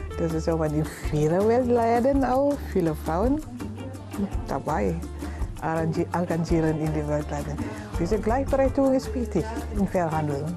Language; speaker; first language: German; non-native, learner; Indonesian